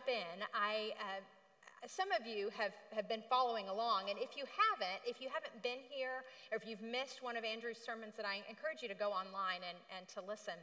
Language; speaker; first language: English; native; English